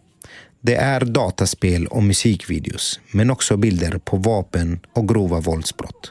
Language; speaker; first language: Swedish; native; Swedish